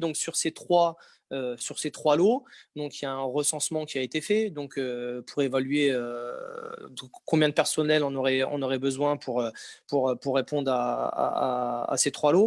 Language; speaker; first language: French; native; French